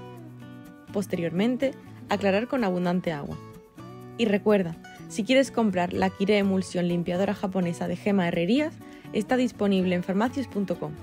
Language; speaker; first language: Spanish; native; Spanish